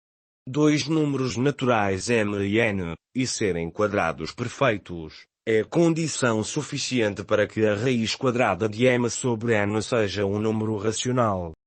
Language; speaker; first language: Portuguese; native; Portuguese